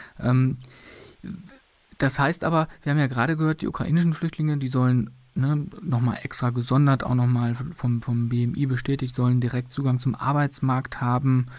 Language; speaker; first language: German; native; German